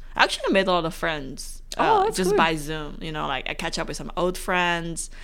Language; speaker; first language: English; non-native, fluent; Chinese